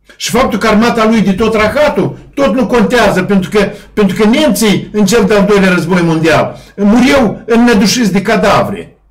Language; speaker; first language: Romanian; native; Romanian